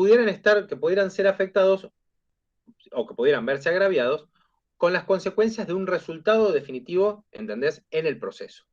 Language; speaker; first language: Spanish; native; Spanish